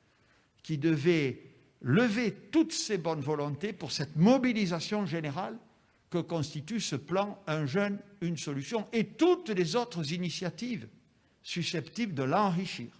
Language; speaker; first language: French; native; French